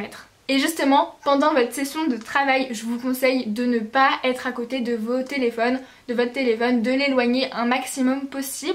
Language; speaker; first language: French; native; French